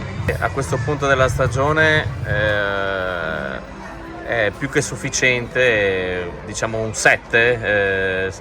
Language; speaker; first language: Italian; native; Italian